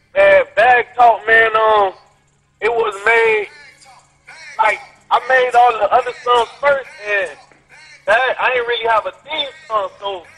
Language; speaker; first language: English; native; English